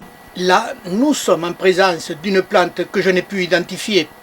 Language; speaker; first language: French; native; French